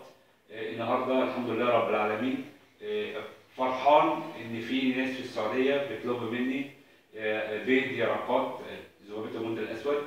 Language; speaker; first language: Arabic; native; Arabic